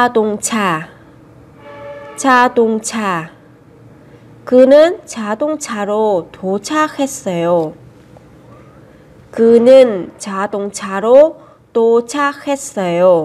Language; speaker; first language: Korean; non-native, fluent; Vietnamese